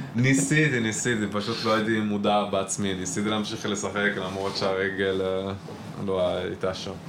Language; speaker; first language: Hebrew; non-native, fluent; Italian